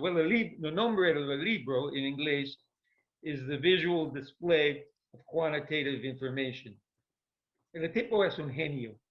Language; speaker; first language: Spanish; non-native, fluent; English